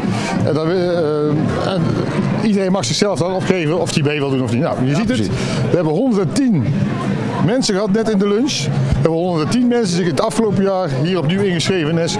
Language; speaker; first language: Dutch; native; Dutch